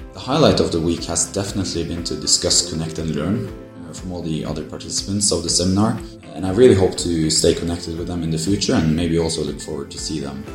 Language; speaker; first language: English; non-native, fluent; Norwegian